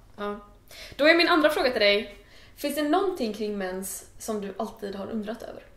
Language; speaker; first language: Swedish; native; Swedish